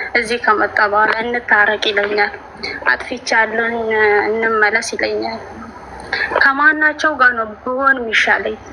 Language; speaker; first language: Amharic; native; Amharic